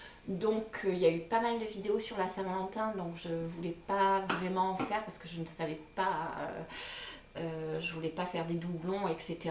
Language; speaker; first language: French; native; French